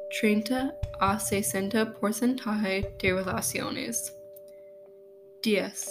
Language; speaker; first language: Spanish; non-native, learner; English